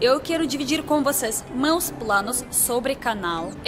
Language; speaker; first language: Portuguese; non-native, learner; Russian